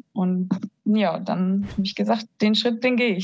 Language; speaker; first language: German; native; German